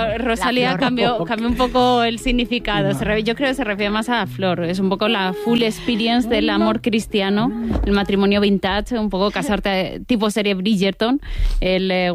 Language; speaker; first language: Spanish; native; Spanish